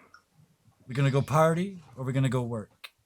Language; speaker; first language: English; native; English